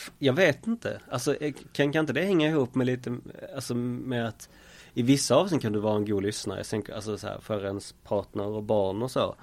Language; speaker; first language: Swedish; native; Swedish